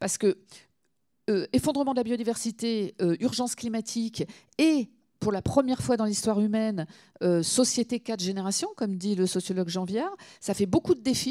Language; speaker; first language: French; native; French